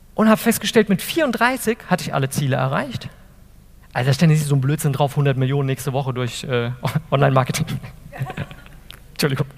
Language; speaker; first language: German; native; German